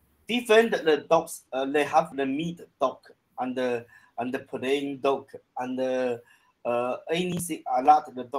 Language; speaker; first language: English; non-native, learner; Chinese